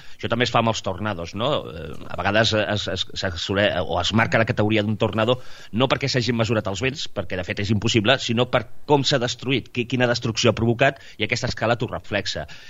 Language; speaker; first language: Catalan; native; Catalan